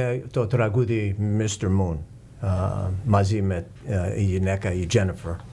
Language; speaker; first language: Greek; early bilingual, heritage; English